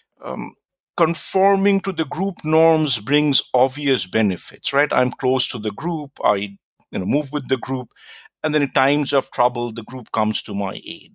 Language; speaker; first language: English; non-native, local second language; Bangla